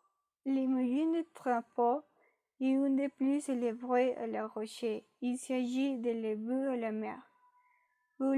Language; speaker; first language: French; non-native, learner; Spanish